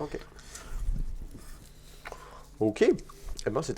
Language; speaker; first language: French; native; French